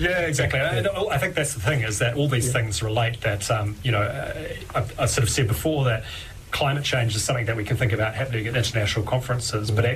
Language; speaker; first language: English; native; English